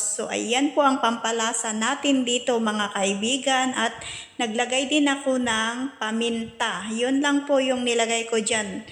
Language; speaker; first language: Filipino; non-native, local second language; Cebuano